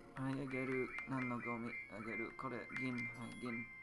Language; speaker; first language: Japanese; non-native, learner; English